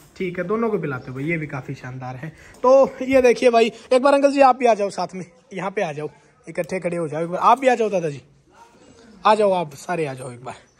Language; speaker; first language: Hindi; native; Hindi